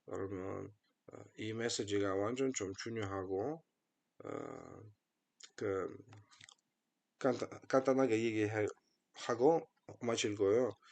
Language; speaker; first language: Korean; non-native, fluent; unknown